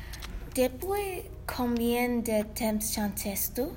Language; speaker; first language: French; non-native, learner; English